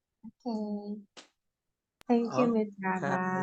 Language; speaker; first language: English; non-native, fluent; Indonesian